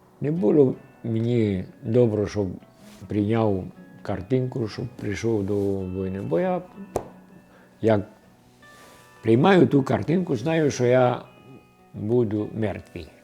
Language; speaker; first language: Ukrainian; early bilingual, heritage; Ukrainian